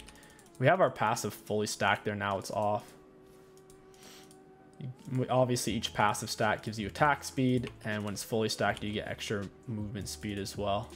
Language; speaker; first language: English; native; English